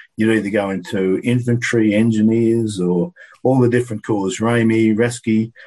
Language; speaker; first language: English; native; English